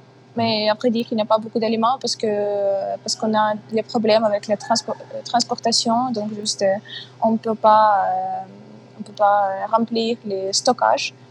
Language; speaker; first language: French; non-native, fluent; Ukrainian